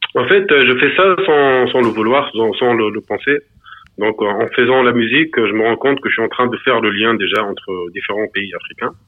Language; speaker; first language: French; non-native, local second language; Arabic